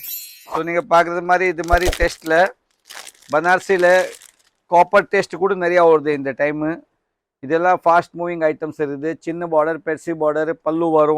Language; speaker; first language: Tamil; non-native, learner; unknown